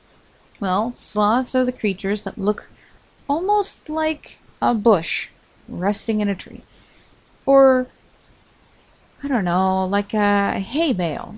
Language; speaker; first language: English; native; English